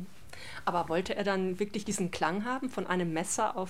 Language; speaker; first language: German; native; German